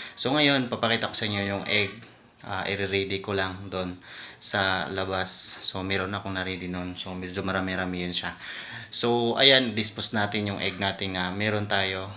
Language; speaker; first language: Filipino; non-native, local second language; Cebuano